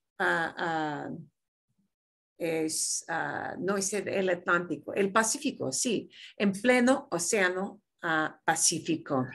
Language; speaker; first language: Spanish; non-native, fluent; English